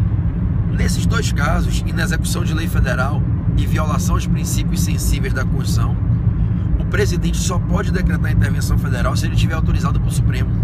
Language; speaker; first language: Portuguese; native; Portuguese